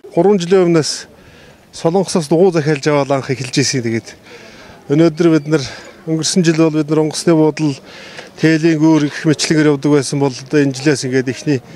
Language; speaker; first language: Mongolian; native; Mongolian